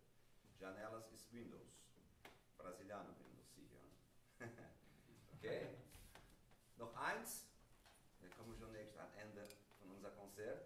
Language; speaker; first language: German; non-native, learner; Portuguese